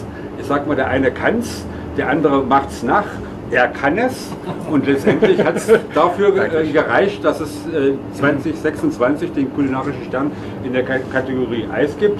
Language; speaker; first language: German; native; German